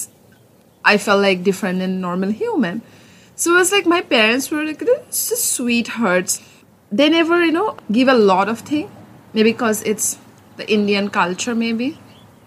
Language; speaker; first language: English; non-native, local second language; Assamese